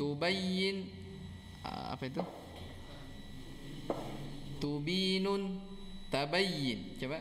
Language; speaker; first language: Arabic; non-native, fluent; Indonesian